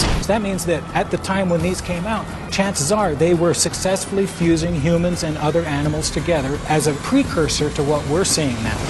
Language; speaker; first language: English; native; English